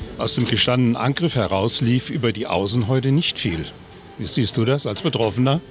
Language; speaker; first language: German; native; German